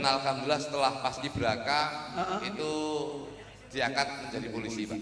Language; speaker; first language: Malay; non-native, local second language; Javanese